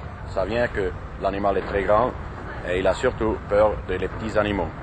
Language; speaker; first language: French; non-native, fluent; German